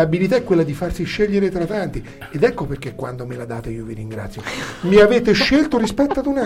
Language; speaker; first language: Italian; native; Italian